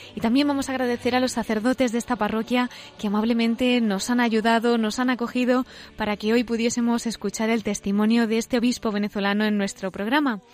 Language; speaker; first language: Spanish; native; Spanish